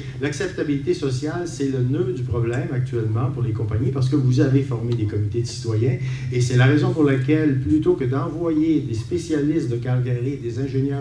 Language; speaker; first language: French; native; French